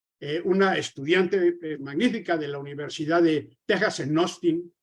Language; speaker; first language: Spanish; native; Spanish